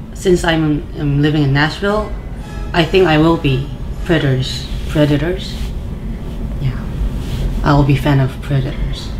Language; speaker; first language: English; non-native, fluent; Korean